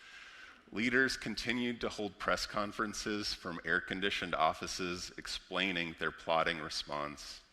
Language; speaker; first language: English; native; English